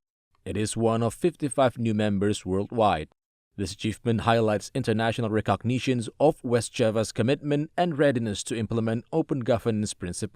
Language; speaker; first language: English; non-native, fluent; Indonesian